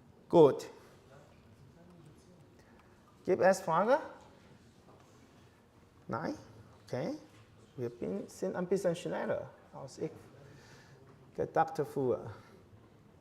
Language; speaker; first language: German; non-native, learner; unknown